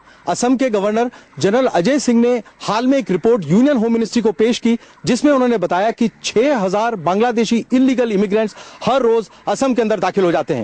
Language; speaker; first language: Hindi; native; Hindi